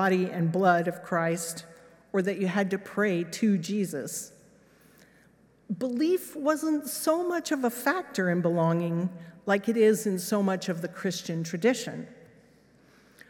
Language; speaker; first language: English; native; English